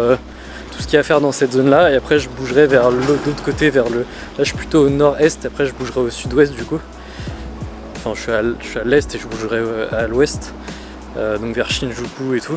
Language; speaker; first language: French; native; French